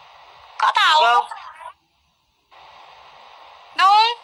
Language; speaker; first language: Vietnamese; non-native, learner; Indonesian